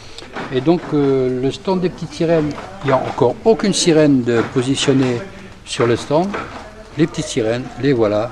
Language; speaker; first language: French; native; French